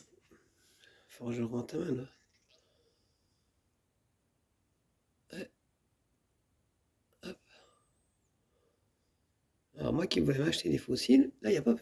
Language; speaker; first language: French; native; French